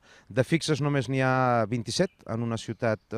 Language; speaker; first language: Catalan; native; Catalan